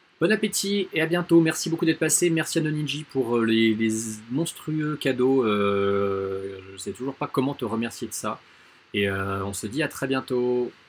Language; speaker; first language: French; native; French